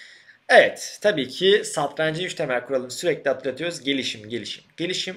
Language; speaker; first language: Turkish; native; Turkish